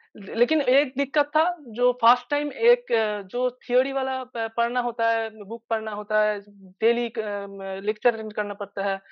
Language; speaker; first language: Hindi; non-native, local second language; Bangla